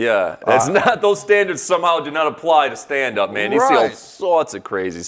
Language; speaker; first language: English; native; English